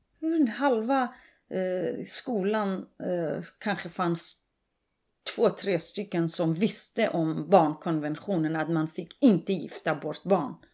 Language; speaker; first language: Swedish; non-native, fluent; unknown